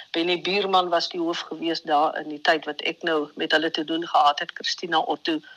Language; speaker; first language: Afrikaans; native; Afrikaans